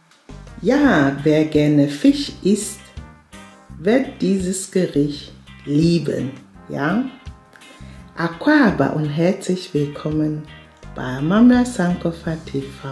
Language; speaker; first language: German; non-native, fluent; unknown